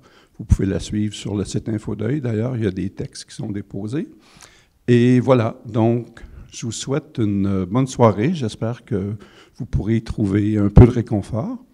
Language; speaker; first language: French; native; French